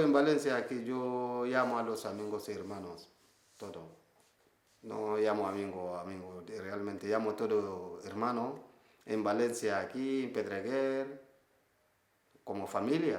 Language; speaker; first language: Spanish; non-native, learner; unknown